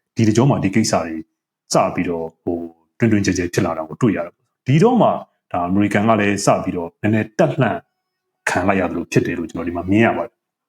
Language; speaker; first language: Burmese; native; Burmese